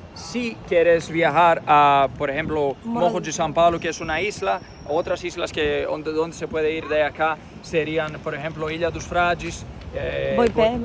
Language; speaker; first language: Spanish; non-native, fluent; Portuguese